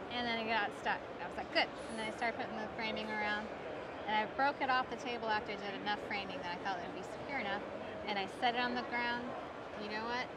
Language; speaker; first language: English; native; English